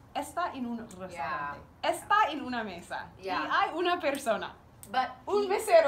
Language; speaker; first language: Spanish; non-native, fluent; English